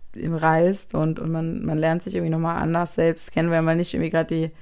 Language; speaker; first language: German; native; German